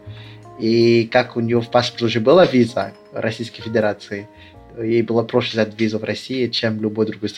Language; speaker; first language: Russian; early bilingual, other home language; Lingala